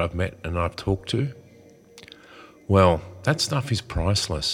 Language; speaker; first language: English; native; English